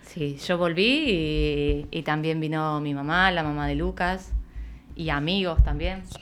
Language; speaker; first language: Spanish; native; Spanish